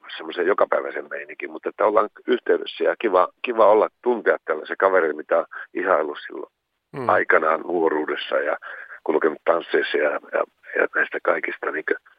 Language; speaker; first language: Finnish; native; Finnish